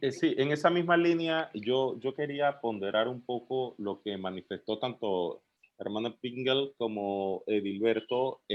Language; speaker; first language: Spanish; native; Spanish